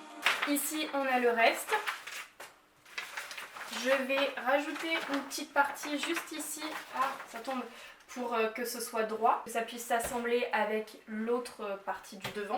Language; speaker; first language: French; native; French